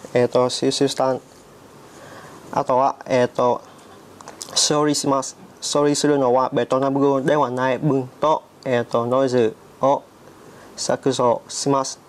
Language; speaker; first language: Japanese; non-native, learner; Vietnamese